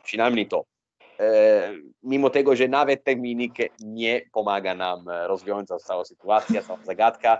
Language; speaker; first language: Polish; non-native, fluent; Italian